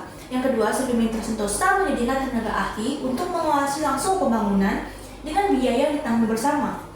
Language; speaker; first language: Indonesian; native; Indonesian